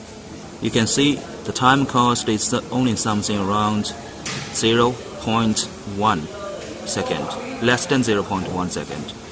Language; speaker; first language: English; non-native, learner; Chinese